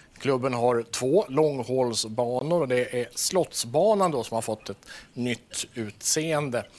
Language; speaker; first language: Swedish; native; Swedish